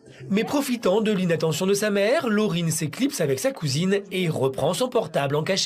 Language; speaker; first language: French; native; French